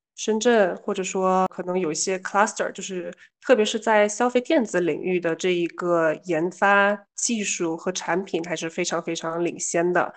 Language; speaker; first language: Chinese; early bilingual, heritage; Chinese